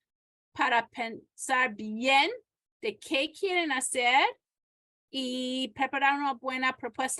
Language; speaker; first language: Spanish; non-native, fluent; English